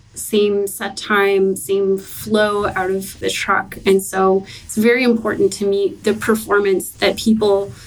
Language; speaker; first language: English; native; English